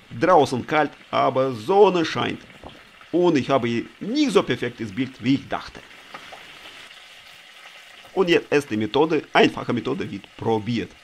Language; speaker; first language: German; non-native, learner; Russian